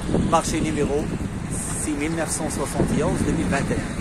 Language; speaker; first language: French; non-native, local second language; Arabic